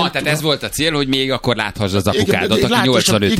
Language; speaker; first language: Hungarian; native; Hungarian